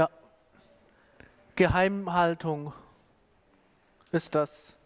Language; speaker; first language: German; native; German